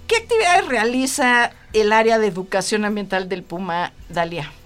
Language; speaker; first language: Spanish; native; Spanish